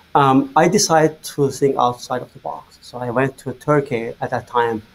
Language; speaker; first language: English; non-native, fluent; Azerbaijani